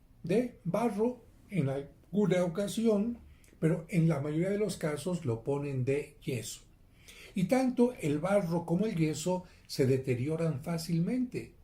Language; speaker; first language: Spanish; native; Spanish